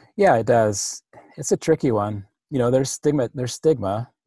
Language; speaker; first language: English; native; English